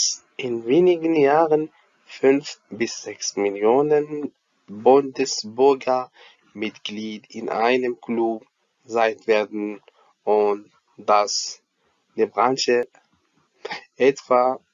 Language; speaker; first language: German; non-native, fluent; Arabic